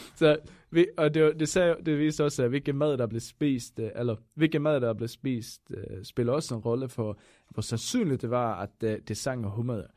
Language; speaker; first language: Danish; non-native, fluent; Swedish